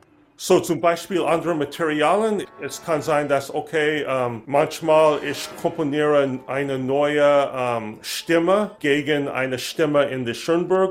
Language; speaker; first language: German; non-native, learner; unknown